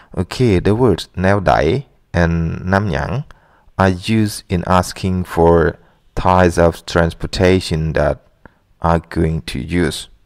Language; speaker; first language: English; non-native, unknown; Lao